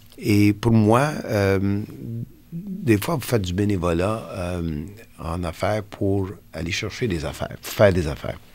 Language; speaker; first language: French; non-native, local second language; English